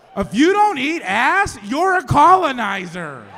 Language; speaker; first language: English; native; English